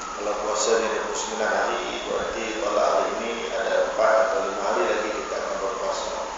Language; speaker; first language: Malay; native; Malay